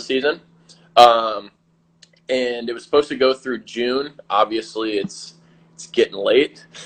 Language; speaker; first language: English; native; English